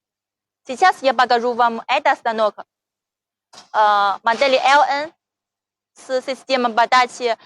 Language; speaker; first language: Russian; non-native, learner; Chinese